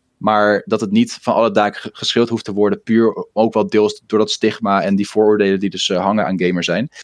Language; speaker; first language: Dutch; early bilingual, other home language; Russian